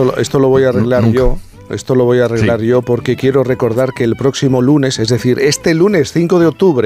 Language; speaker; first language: Spanish; native; Spanish